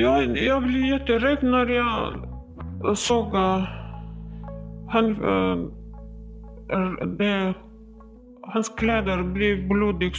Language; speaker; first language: Swedish; non-native, learner; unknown